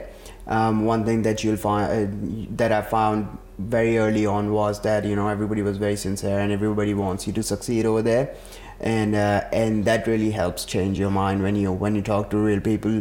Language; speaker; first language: English; non-native, local second language; Urdu